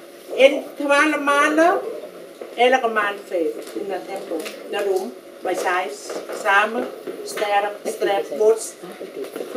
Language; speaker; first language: Dutch; non-native, learner; Thai